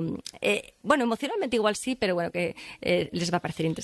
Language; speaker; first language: Spanish; native; Spanish